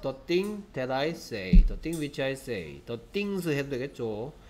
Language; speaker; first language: English; non-native, fluent; Korean